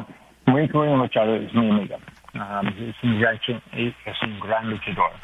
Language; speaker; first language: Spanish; non-native, learner; English